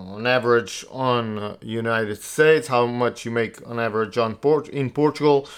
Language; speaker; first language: English; non-native, fluent; Portuguese